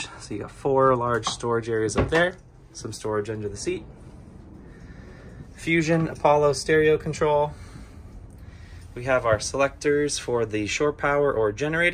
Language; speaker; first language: English; native; English